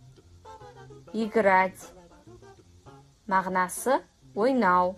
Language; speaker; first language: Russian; non-native, fluent; Kazakh